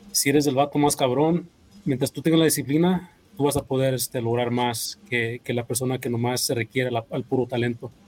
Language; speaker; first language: Spanish; early bilingual, heritage; Spanish